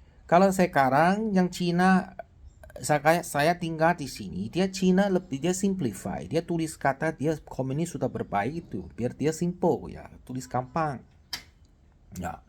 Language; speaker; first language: Indonesian; non-native, fluent; Chinese